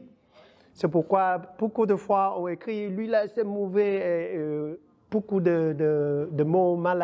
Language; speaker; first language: French; non-native, learner; Vietnamese